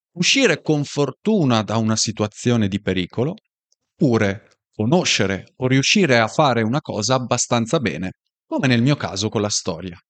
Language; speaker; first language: Italian; native; Italian